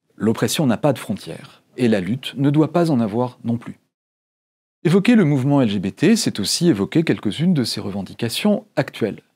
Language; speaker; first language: French; native; French